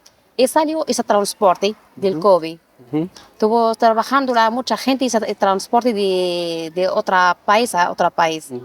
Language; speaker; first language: Spanish; non-native, learner; Arabic